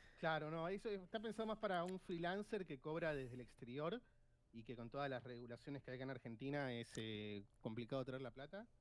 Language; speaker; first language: Spanish; native; Spanish